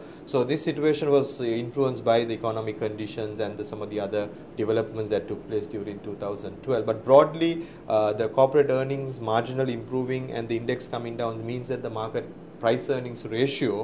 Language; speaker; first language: English; non-native, local second language; Sinhala